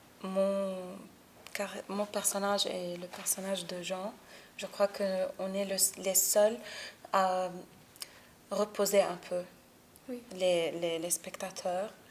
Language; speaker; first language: French; non-native, local second language; Arabic